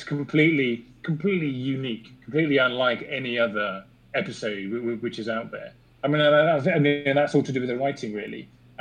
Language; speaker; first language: English; native; English